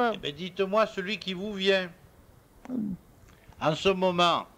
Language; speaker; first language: French; native; French